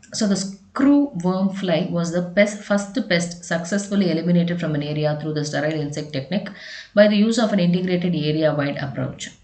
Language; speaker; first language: English; non-native, local second language; Tamil